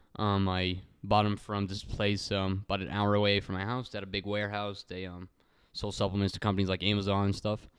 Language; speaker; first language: English; early bilingual, other home language; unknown